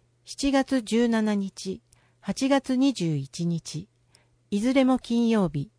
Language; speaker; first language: Japanese; native; Japanese